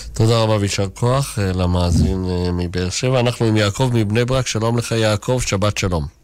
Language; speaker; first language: Hebrew; native; Hebrew